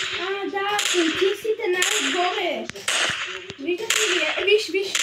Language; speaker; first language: Bulgarian; native; Bulgarian